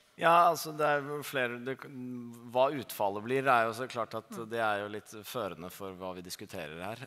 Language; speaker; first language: Norwegian; native; Norwegian